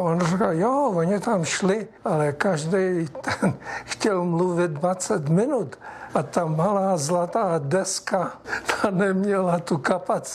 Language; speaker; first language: Czech; early bilingual, heritage; Czech